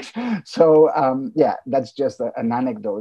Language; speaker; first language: English; non-native, fluent; Catalan